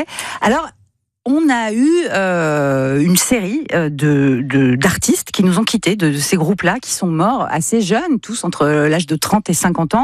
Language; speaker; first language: French; native; French